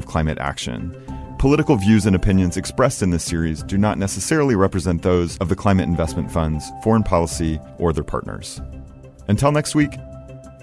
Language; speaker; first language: English; native; English